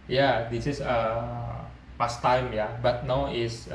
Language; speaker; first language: English; non-native, learner; Indonesian